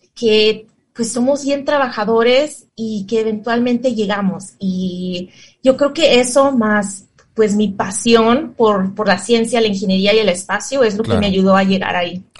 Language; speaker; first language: Spanish; native; Spanish